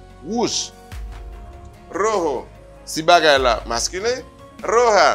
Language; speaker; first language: Spanish; non-native, fluent; Haitian Creole